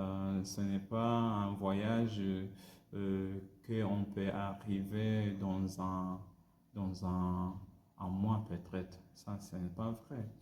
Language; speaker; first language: French; non-native, learner; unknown